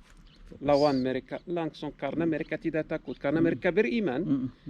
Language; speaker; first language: Indonesian; non-native, learner; Arabic